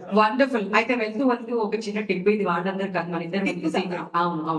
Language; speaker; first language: Telugu; native; Telugu